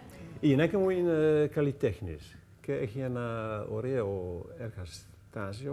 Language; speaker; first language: Greek; non-native, learner; Dutch